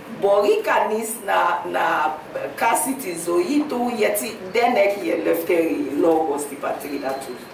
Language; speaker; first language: Greek; non-native, fluent; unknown